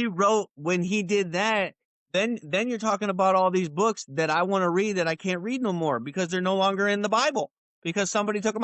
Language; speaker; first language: English; native; English